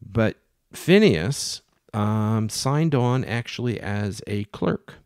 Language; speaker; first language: English; native; English